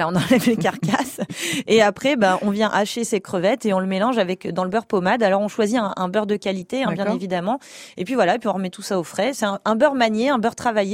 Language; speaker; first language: French; native; French